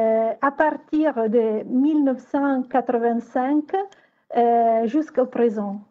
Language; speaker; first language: French; non-native, fluent; Italian